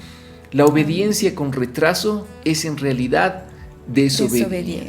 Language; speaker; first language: Spanish; native; Spanish